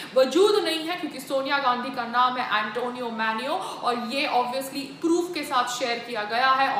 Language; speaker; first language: Hindi; native; Hindi